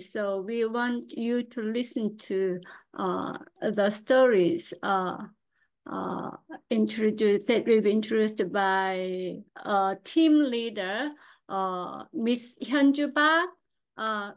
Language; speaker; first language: English; non-native, fluent; Korean